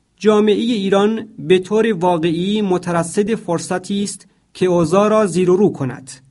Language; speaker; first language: Persian; non-native, local second language; Central Kurdish